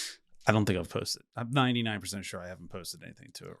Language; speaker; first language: English; native; English